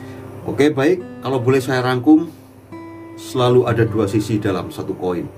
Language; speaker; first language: Indonesian; native; Indonesian